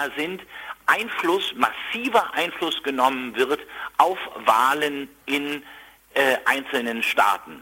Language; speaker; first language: German; native; German